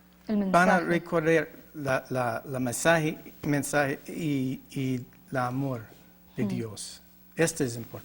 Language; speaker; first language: Spanish; non-native, learner; English